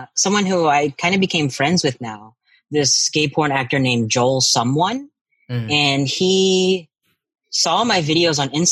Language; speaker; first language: English; native; English